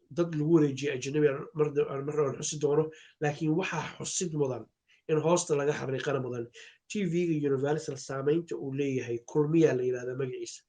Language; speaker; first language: Somali; native; Somali